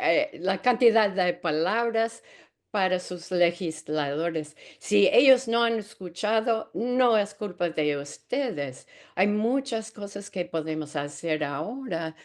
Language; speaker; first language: Spanish; non-native, fluent; English